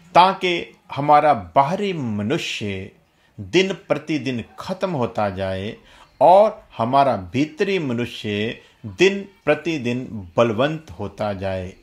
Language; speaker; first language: Hindi; non-native, local second language; Punjabi